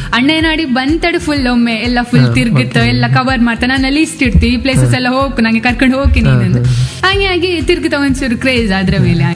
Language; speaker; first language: Kannada; non-native, local second language; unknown